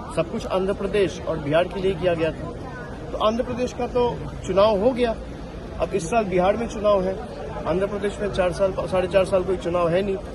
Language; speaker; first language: Hindi; non-native, local second language; Bangla